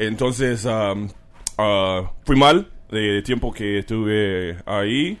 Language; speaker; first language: Spanish; non-native, learner; English